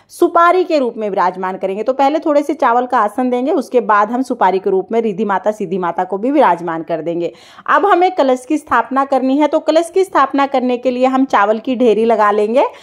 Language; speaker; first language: Hindi; native; Hindi